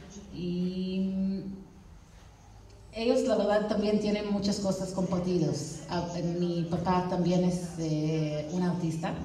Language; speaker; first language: Spanish; non-native, fluent; Hebrew